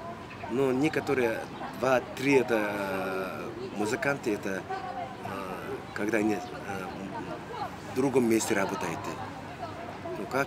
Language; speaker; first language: Russian; non-native, learner; Mongolian